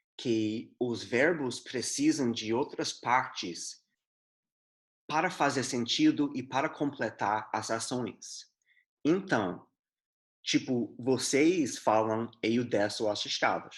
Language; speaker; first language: Portuguese; non-native, fluent; English